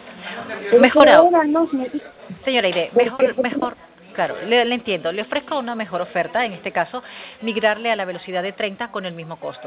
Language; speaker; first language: Spanish; native; Spanish